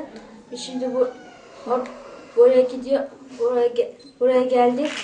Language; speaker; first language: Turkish; non-native, learner; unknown